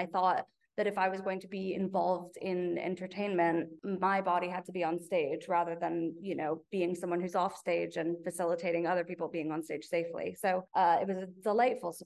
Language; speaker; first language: English; native; English